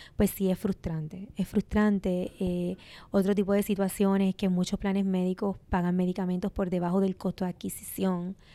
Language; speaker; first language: Spanish; native; Spanish